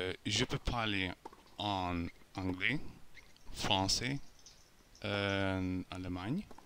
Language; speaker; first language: French; non-native, learner; Hungarian